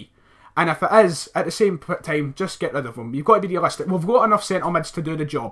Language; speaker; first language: English; native; English